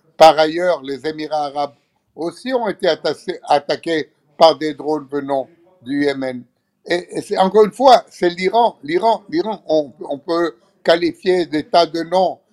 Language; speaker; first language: French; non-native, fluent; Hebrew